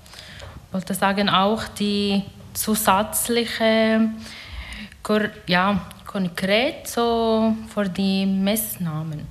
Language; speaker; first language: German; non-native, learner; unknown